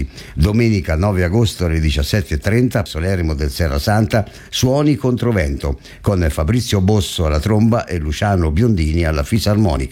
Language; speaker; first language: Italian; native; Italian